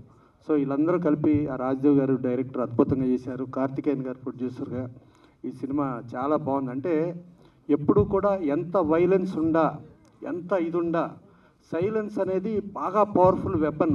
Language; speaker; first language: Telugu; native; Telugu